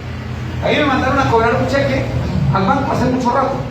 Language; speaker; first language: Spanish; native; Spanish